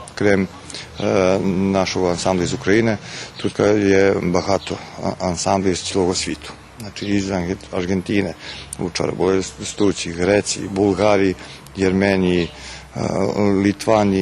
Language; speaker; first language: Ukrainian; early bilingual, heritage; Ukrainian